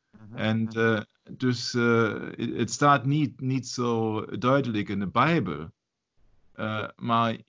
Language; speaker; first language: Dutch; non-native, learner; German